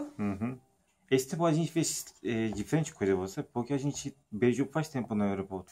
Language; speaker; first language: Portuguese; non-native, learner; Turkish